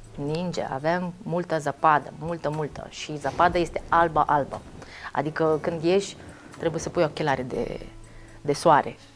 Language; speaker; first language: Romanian; non-native, fluent; Mongolian